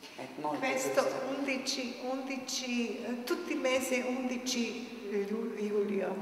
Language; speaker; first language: Italian; non-native, learner; Bosnian